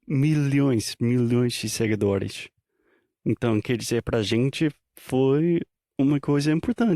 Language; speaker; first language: Portuguese; non-native, fluent; English